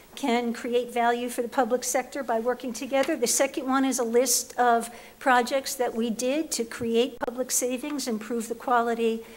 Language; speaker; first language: English; native; English